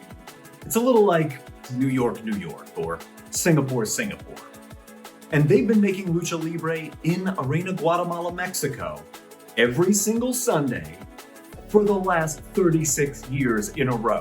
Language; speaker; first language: English; native; English